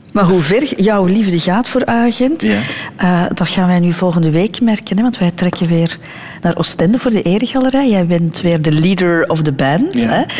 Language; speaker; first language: Dutch; native; Dutch